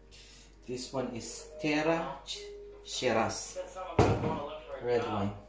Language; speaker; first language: English; non-native, learner; Filipino